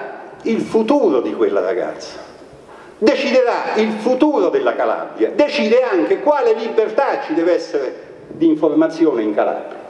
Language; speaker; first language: Italian; native; Italian